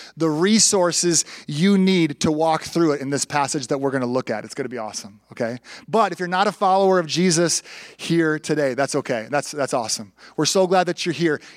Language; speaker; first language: English; native; English